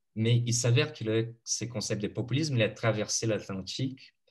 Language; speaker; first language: French; non-native, fluent; Portuguese